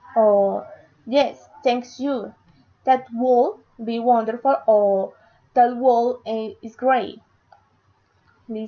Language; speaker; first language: English; non-native, learner; Spanish